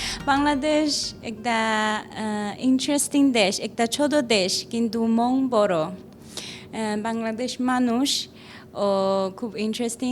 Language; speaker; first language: Bangla; non-native, learner; Chinese